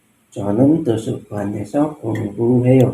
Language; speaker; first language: Korean; non-native, learner; Indonesian